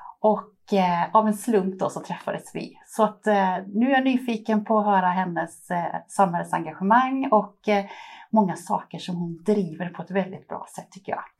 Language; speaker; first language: Swedish; native; Swedish